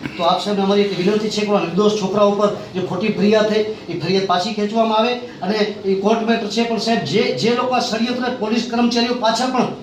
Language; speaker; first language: Gujarati; non-native, local second language; Kachhi